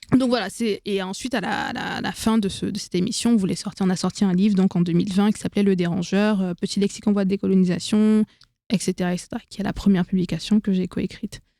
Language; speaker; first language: French; native; French